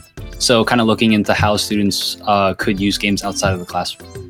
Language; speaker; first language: English; early bilingual, other home language; Thai